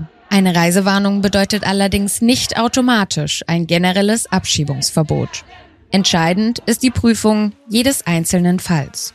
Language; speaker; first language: German; native; German